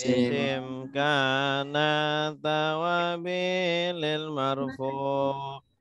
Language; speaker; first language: Arabic; non-native, fluent; Indonesian